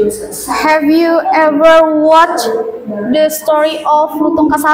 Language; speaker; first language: English; non-native, learner; Indonesian